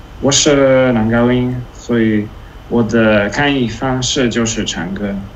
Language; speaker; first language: Chinese; non-native, learner; Italian